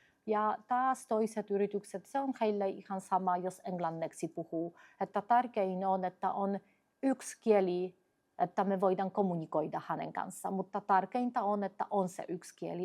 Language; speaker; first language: Finnish; non-native, fluent; Polish